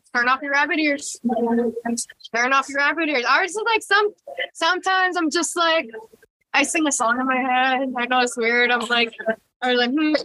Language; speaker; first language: English; early bilingual, other home language; Spanish